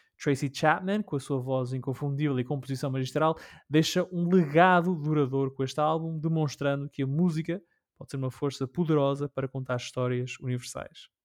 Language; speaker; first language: Portuguese; native; Portuguese